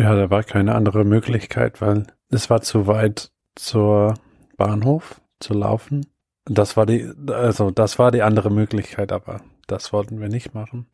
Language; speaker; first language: German; non-native, fluent; English